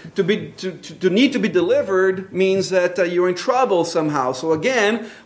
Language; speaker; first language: English; non-native, fluent; Portuguese